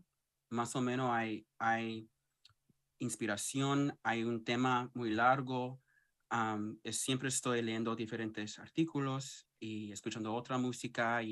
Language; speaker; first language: Spanish; early bilingual, heritage; English